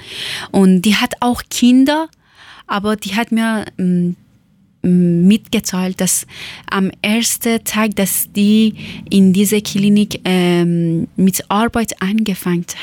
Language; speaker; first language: German; non-native, learner; Persian